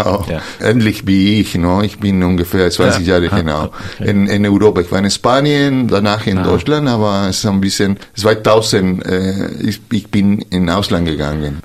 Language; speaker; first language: German; non-native, fluent; Spanish